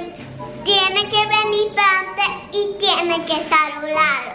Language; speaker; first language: Spanish; early bilingual, heritage; Spanish